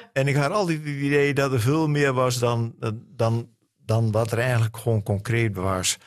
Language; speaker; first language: Dutch; non-native, local second language; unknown